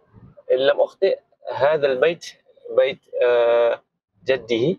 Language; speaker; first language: Arabic; non-native, fluent; Malay